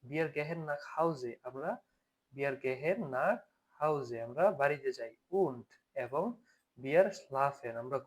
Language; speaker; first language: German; non-native, fluent; Bangla